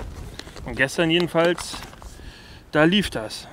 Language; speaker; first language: German; native; German